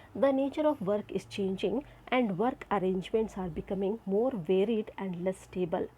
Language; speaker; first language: English; non-native, local second language; Kannada